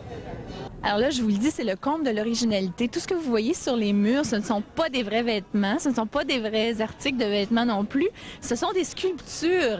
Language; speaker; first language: French; native; French